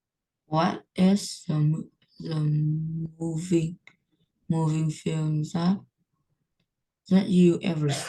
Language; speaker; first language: English; non-native, learner; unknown